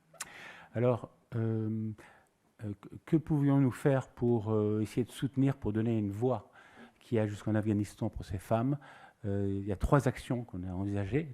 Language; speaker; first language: French; native; French